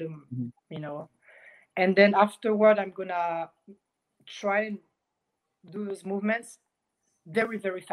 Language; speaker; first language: English; non-native, fluent; French